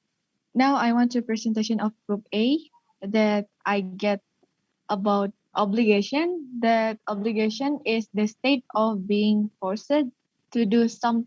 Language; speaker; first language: English; non-native, learner; Indonesian